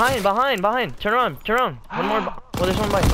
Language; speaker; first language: English; native; English